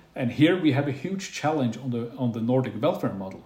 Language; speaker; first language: English; non-native, fluent; Faroese